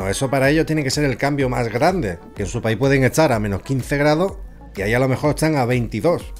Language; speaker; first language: Spanish; native; Spanish